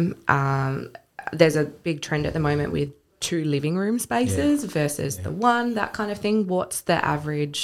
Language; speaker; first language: English; native; English